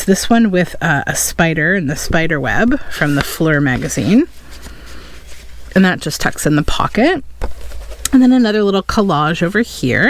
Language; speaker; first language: English; native; English